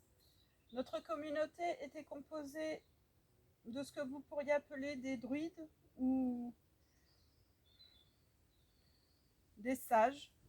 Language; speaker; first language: French; native; French